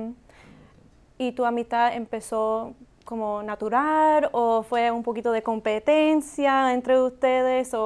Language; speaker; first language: Spanish; non-native, learner; English